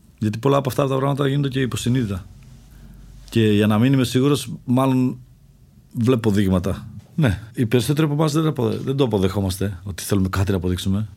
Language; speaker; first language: Greek; early bilingual, other home language; Czech